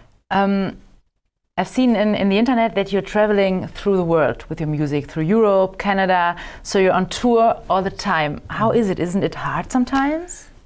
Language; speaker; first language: English; non-native, fluent; German